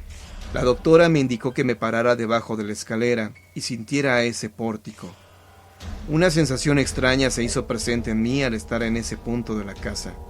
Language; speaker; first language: Spanish; native; Spanish